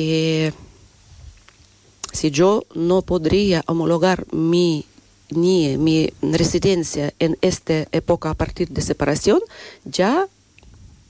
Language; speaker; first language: Spanish; non-native, fluent; Russian